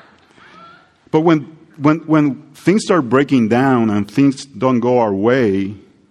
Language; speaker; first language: English; non-native, fluent; Spanish